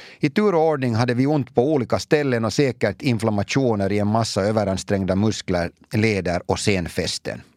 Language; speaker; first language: Swedish; native; Swedish